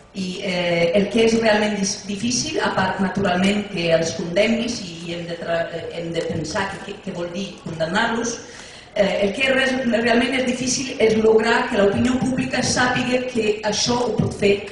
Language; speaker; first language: Catalan; non-native, fluent; Italian